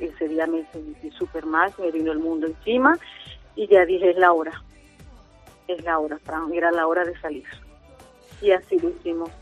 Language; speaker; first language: Spanish; native; Spanish